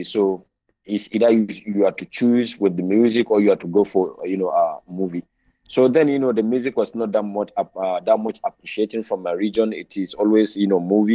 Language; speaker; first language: English; non-native, local second language; Hausa